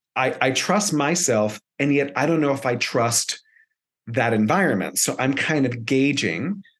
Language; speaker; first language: English; early bilingual, other home language; Spanish